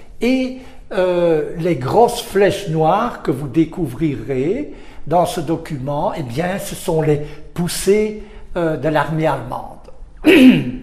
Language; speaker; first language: French; native; French